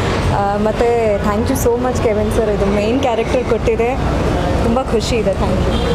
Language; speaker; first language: Kannada; non-native, local second language; Malayalam